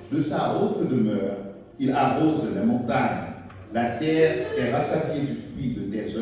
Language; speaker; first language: French; non-native, local second language; Haitian Creole